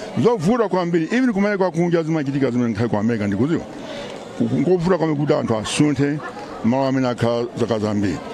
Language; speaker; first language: Nyanja; non-native, local second language; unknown